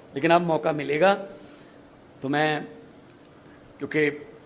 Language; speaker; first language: Hindi; non-native, local second language; Punjabi